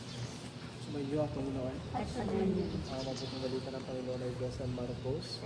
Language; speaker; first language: Filipino; native; Filipino